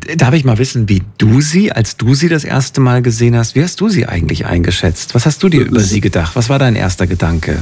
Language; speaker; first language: German; native; German